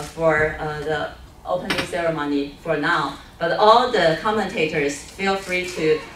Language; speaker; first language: English; non-native, fluent; Chinese